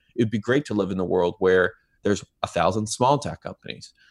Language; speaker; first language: English; non-native, fluent; Hebrew